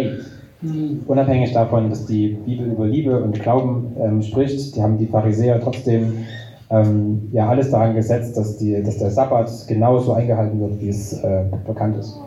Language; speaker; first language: German; native; German